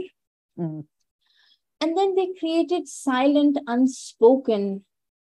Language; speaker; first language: English; non-native, local second language; Hindi